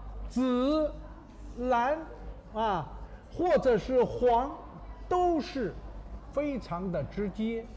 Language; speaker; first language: Chinese; native; Chinese